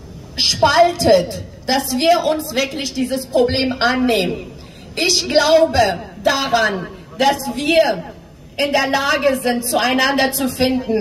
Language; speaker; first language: German; non-native, fluent; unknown